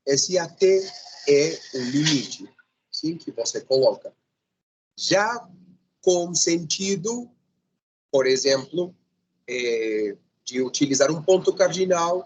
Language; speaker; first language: Portuguese; non-native, fluent; Spanish